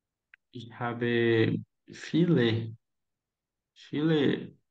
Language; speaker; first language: German; non-native, learner; Portuguese